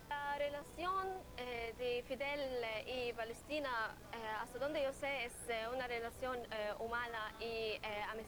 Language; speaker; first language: Spanish; non-native, learner; Arabic